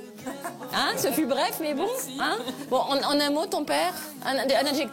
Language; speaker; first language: French; native; French